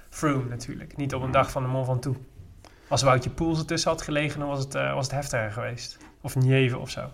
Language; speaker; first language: Dutch; native; Dutch